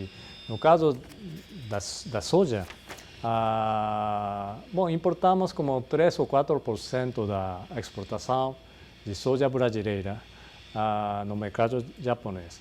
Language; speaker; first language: Portuguese; non-native, fluent; Japanese